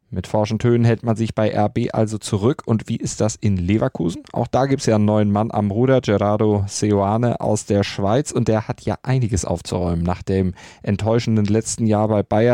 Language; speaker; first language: German; native; German